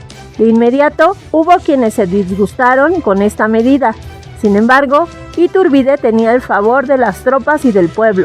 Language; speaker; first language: Spanish; native; Spanish